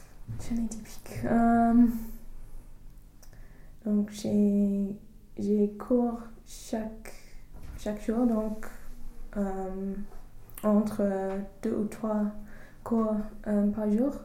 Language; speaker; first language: French; non-native, fluent; English